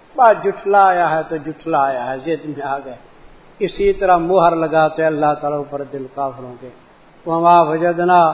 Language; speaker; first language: Urdu; non-native, local second language; Sindhi